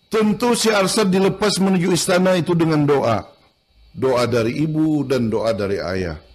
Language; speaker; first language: Indonesian; non-native, local second language; Banjar